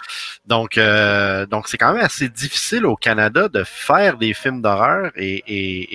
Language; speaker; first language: French; native; French